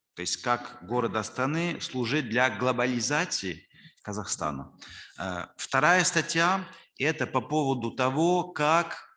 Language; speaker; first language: Russian; non-native, fluent; French